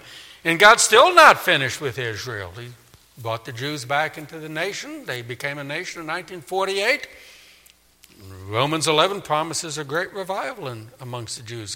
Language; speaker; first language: English; native; English